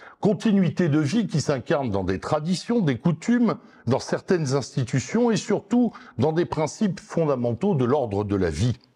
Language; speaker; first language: French; native; French